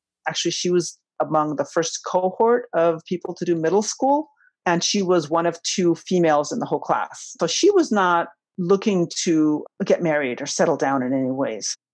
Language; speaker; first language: English; early bilingual, other home language; Spanish